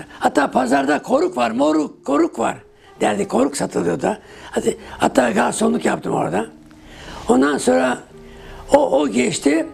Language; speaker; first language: Turkish; native; Turkish